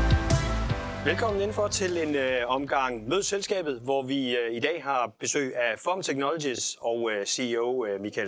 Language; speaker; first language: Danish; native; Danish